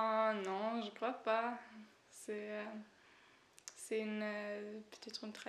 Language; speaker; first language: French; non-native, learner; German